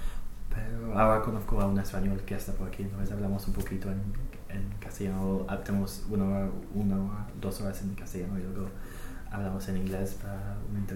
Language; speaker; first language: Spanish; non-native, fluent; English